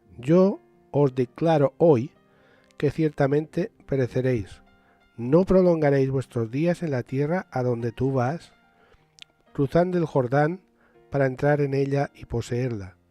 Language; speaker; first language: Spanish; native; Spanish